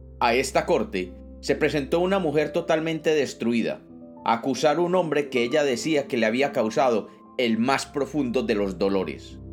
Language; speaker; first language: Spanish; native; Spanish